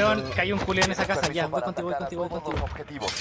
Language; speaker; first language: Spanish; native; Spanish